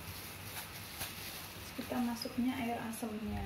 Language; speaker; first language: Indonesian; non-native, local second language; Javanese